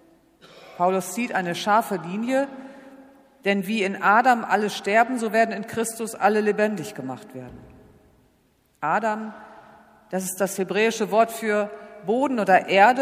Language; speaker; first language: German; native; German